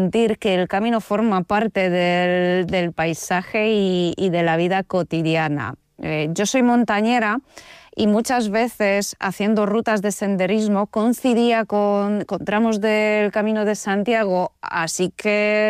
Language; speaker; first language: Spanish; non-native, fluent; Polish